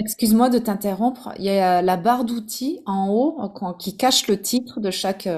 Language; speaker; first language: French; native; French